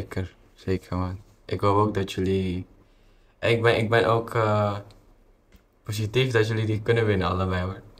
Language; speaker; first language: Dutch; non-native, fluent; Indonesian